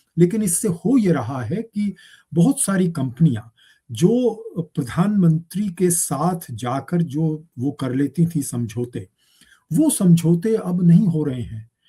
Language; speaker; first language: Hindi; native; Hindi